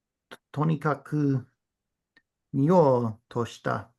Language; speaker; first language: Japanese; non-native, learner; English